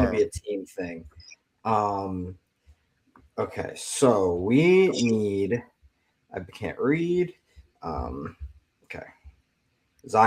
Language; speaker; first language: English; native; English